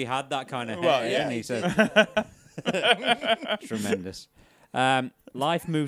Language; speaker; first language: English; native; English